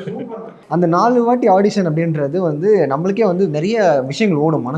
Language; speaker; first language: Tamil; native; Tamil